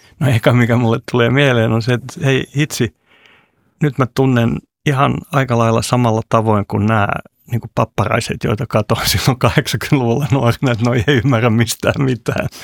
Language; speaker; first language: Finnish; non-native, local second language; Swedish